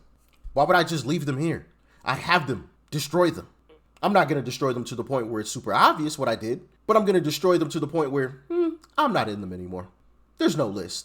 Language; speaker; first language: English; native; English